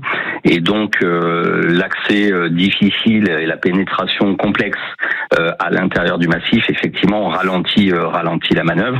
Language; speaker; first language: French; native; French